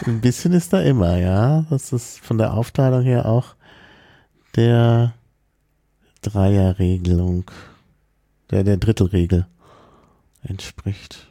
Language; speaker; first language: German; native; German